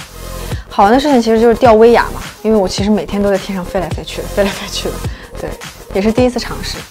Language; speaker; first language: Chinese; native; Chinese